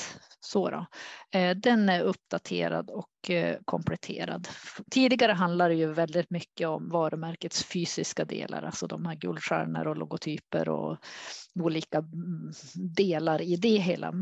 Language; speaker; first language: Swedish; native; Swedish